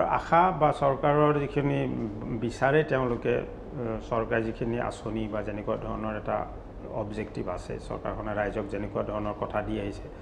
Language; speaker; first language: Assamese; native; Assamese